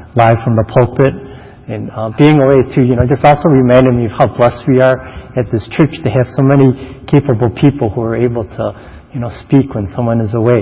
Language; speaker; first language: English; native; English